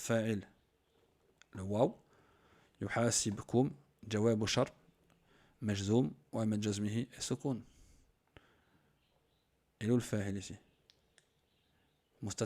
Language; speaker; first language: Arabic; non-native, fluent; French